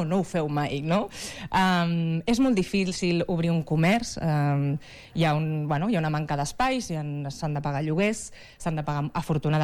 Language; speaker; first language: Catalan; native; Catalan